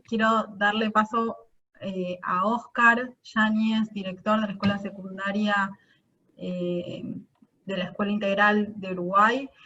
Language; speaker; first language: Spanish; native; Spanish